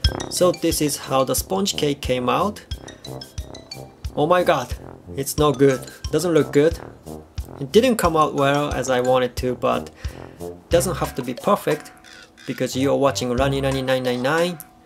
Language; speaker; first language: English; non-native, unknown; Japanese